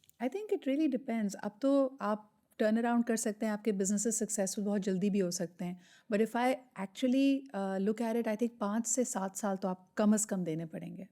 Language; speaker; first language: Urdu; native; Urdu